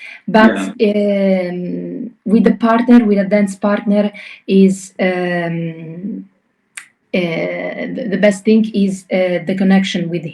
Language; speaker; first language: English; non-native, learner; Italian